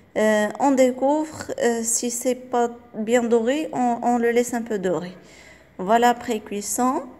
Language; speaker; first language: French; non-native, local second language; Arabic